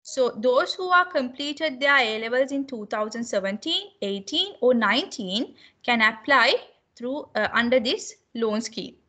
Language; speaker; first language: English; non-native, local second language; Sinhala